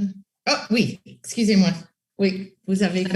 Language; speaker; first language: French; non-native, local second language; English